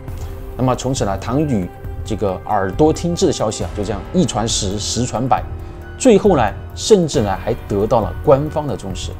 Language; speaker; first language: Chinese; native; Chinese